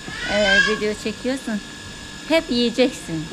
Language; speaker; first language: Turkish; non-native, fluent; Turkmen